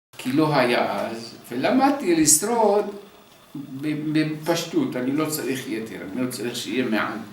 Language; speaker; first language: Hebrew; early bilingual, other home language; Arabic